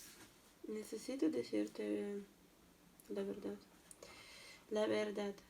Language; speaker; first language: Spanish; non-native, learner; Russian